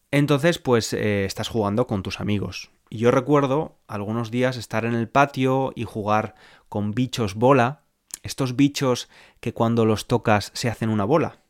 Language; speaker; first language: Spanish; native; Spanish